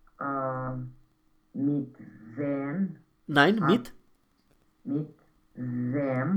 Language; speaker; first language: German; non-native, learner; Romanian